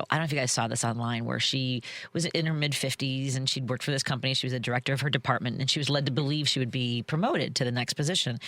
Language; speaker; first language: English; native; English